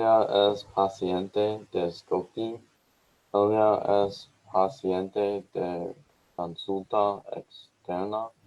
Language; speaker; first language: Spanish; non-native, learner; English